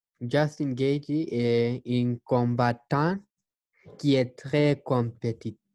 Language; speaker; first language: French; non-native, learner; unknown